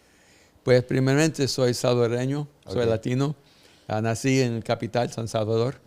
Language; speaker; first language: Spanish; early bilingual, heritage; Spanish